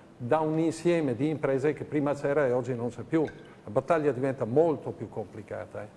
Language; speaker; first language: Italian; native; Italian